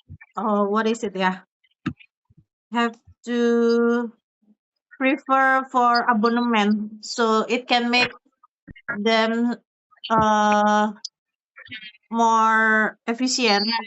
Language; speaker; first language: English; non-native, learner; Indonesian